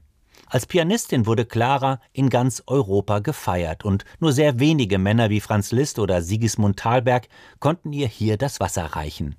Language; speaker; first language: German; native; German